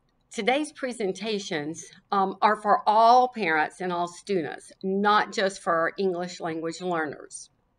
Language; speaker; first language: English; native; English